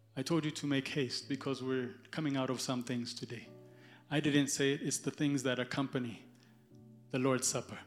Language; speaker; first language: English; early bilingual, other home language; Amharic